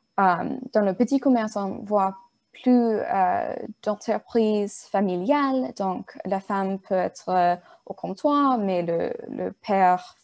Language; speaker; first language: French; non-native, learner; English